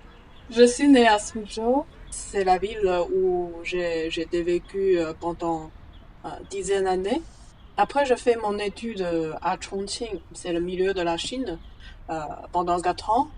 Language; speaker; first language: French; non-native, fluent; Chinese